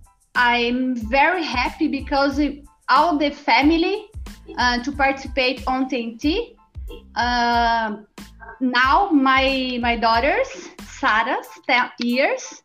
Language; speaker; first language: English; non-native, learner; Portuguese